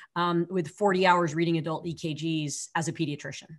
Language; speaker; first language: English; native; English